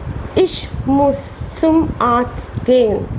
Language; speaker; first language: German; non-native, fluent; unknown